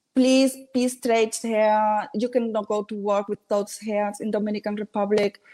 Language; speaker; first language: English; non-native, learner; Spanish